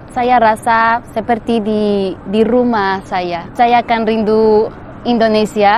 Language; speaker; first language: Indonesian; non-native, fluent; Spanish